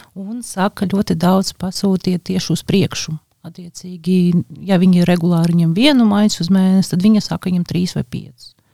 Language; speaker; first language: Latvian; non-native, local second language; Russian